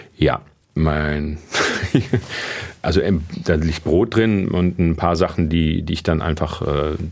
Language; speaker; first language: German; native; German